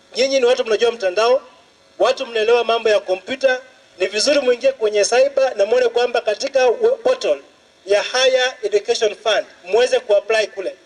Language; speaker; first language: Swahili; non-native, local second language; Luo (Kenya and Tanzania)